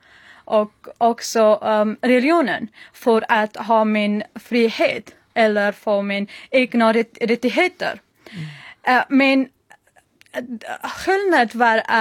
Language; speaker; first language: Swedish; non-native, learner; Persian